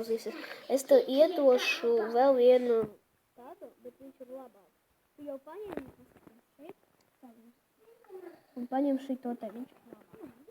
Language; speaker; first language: Latvian; non-native, local second language; Russian